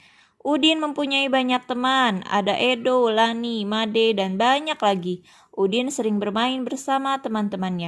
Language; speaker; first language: Indonesian; native; Indonesian